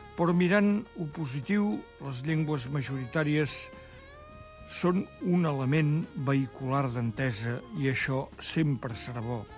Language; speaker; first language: Catalan; native; Catalan